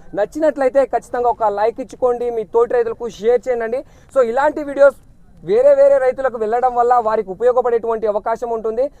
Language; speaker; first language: Telugu; native; Telugu